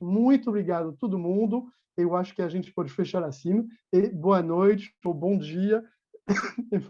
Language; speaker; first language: Portuguese; non-native, fluent; French